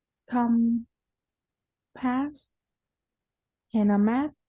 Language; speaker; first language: English; non-native, learner; Vietnamese